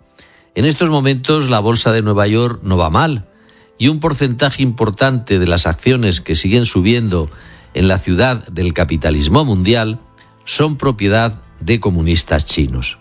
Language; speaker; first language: Spanish; native; Spanish